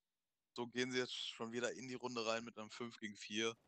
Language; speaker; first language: German; native; German